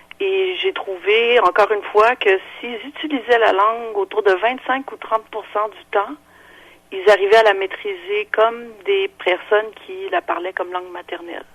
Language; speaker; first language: French; non-native, local second language; English